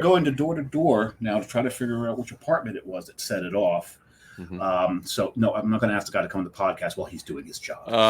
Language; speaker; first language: English; native; English